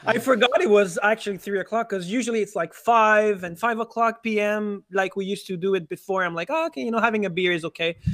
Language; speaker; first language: English; native; English